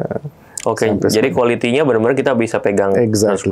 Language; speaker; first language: Indonesian; native; Indonesian